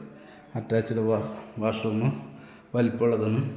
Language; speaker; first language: Malayalam; native; Malayalam